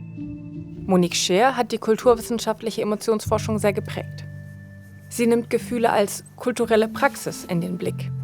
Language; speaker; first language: German; native; German